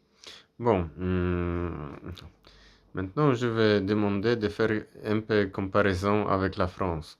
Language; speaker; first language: French; non-native, fluent; Polish